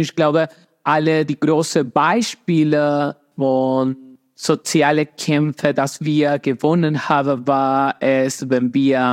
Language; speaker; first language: German; non-native, fluent; Spanish